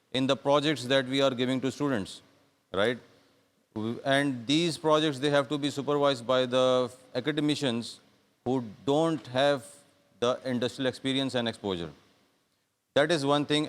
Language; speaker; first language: English; non-native, local second language; Urdu